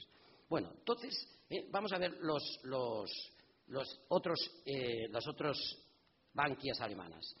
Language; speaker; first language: Spanish; native; Spanish